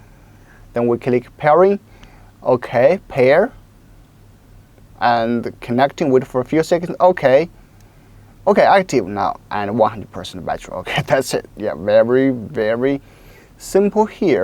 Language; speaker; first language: English; non-native, local second language; Chinese